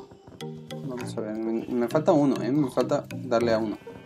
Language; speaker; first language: Spanish; native; Spanish